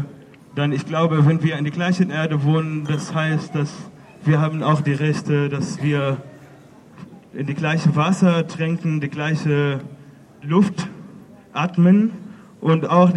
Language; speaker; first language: German; non-native, learner; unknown